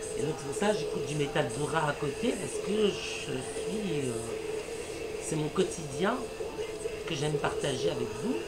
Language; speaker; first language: French; early bilingual, other home language; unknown